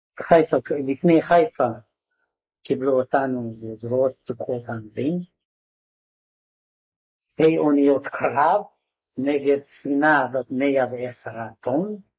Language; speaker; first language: Hebrew; non-native, fluent; Hungarian